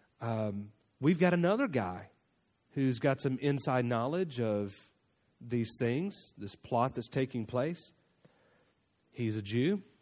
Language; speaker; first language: English; native; English